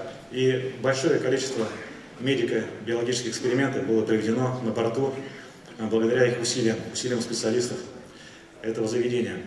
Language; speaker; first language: Russian; native; Russian